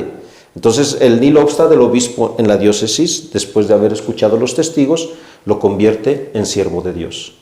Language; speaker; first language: Spanish; native; Spanish